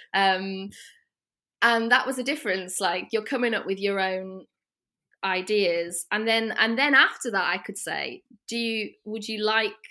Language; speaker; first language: English; native; English